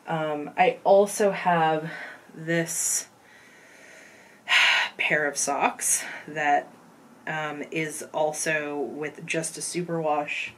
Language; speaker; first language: English; native; English